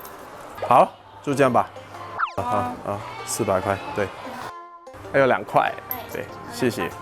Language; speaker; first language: Chinese; non-native, local second language; Cantonese